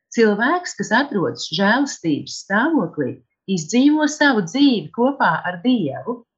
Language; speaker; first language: Latvian; native; Latvian